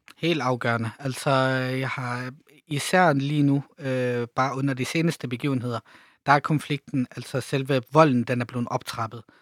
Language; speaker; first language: Danish; early bilingual, other home language; Arabic